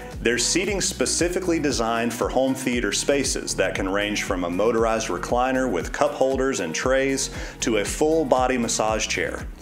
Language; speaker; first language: English; native; English